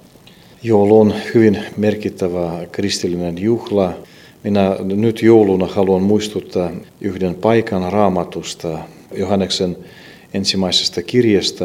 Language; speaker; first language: Finnish; non-native, fluent; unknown